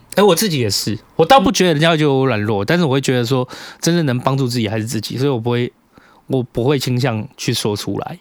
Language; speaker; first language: Chinese; native; Chinese